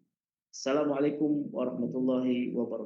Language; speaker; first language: Arabic; non-native, learner; Malay